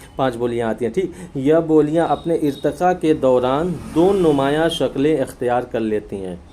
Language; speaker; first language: Hindi; native; Hindi